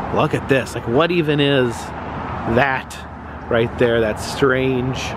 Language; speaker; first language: English; native; English